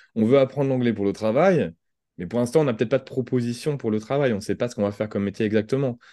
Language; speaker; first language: French; native; French